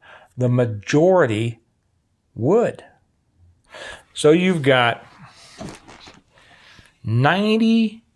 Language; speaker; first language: English; native; English